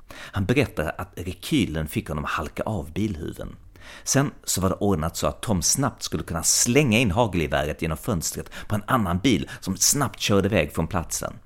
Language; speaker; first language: English; non-native, fluent; Swedish